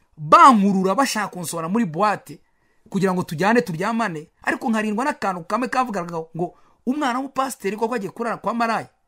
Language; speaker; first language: Kinyarwanda; native; Kinyarwanda